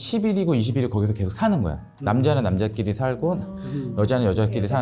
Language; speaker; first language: Korean; non-native, fluent; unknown